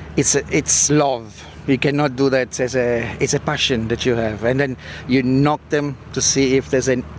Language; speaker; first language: English; non-native, fluent; Italian